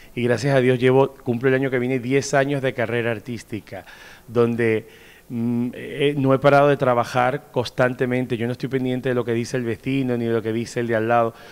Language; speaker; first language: Spanish; native; Spanish